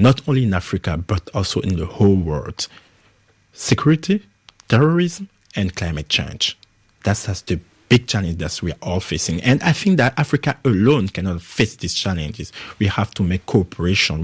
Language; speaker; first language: English; non-native, fluent; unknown